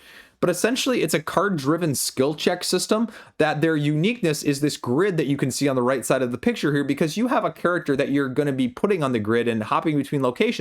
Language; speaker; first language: English; native; English